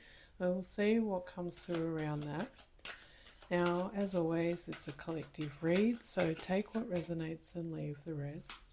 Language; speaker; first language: English; native; English